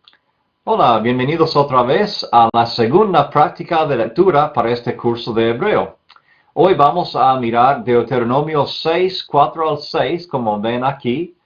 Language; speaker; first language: Spanish; non-native, fluent; English